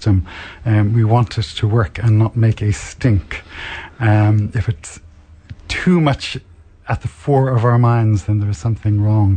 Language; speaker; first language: English; native; English